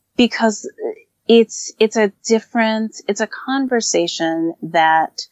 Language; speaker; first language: English; native; English